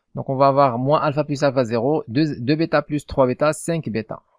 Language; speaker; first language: French; non-native, local second language; Arabic